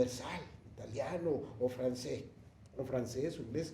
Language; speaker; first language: Spanish; native; Spanish